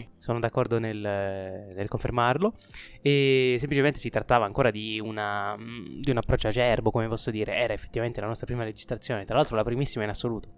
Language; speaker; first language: Italian; native; Italian